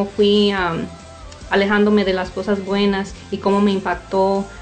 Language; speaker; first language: Spanish; native; Spanish